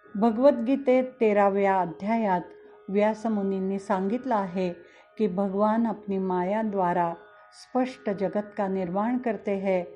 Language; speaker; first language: Hindi; non-native, local second language; Marathi